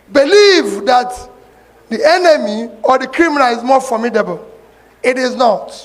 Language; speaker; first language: English; non-native, local second language; Igbo